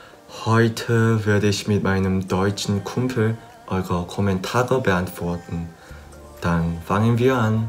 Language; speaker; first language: German; non-native, learner; Korean